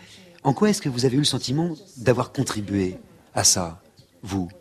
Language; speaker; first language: French; native; French